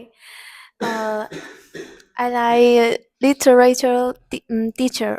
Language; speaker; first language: English; non-native, learner; Vietnamese